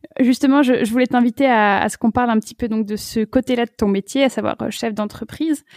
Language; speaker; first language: French; native; French